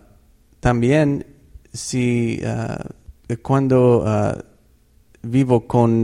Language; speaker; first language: Spanish; non-native, fluent; English